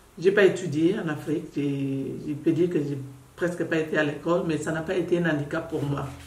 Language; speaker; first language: French; non-native, fluent; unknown